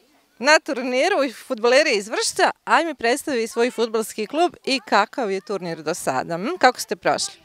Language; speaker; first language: Serbian; native; Serbian